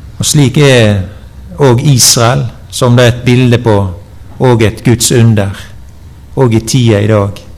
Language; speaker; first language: Norwegian; native; Norwegian